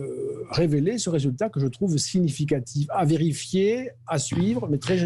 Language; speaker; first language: French; native; French